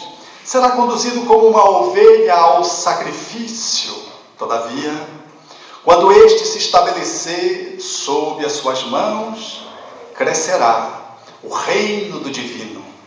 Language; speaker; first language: Portuguese; native; Portuguese